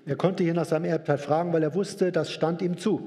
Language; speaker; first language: German; native; German